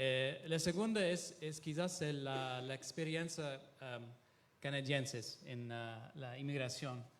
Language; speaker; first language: Spanish; non-native, fluent; Italian